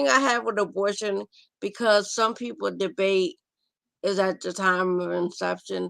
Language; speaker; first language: English; native; English